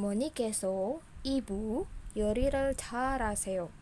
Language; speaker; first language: Korean; non-native, fluent; Indonesian